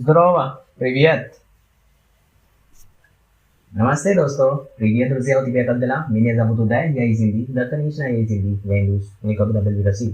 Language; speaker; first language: Russian; non-native, learner; Hindi